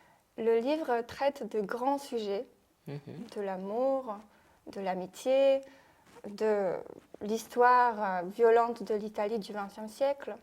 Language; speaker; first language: French; non-native, fluent; Polish